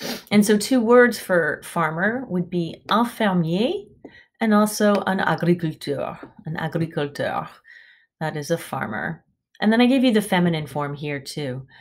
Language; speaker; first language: English; native; English